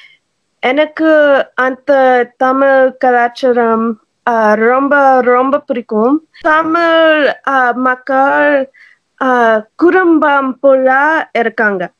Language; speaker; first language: Tamil; non-native, learner; English